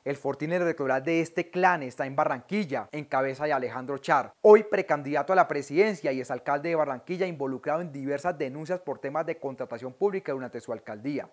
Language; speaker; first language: Spanish; native; Spanish